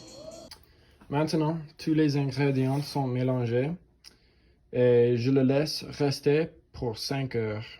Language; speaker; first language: French; non-native, learner; English